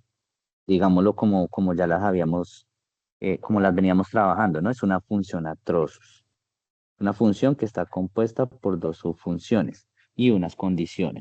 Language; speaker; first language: Spanish; native; Spanish